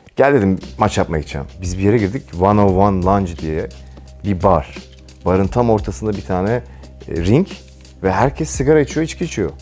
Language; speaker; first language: Turkish; native; Turkish